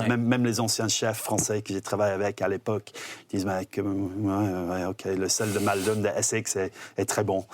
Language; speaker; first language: French; non-native, fluent; English